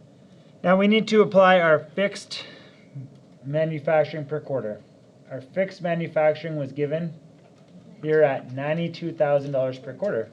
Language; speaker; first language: English; native; English